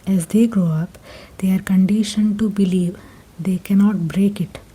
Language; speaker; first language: English; non-native, local second language; Kannada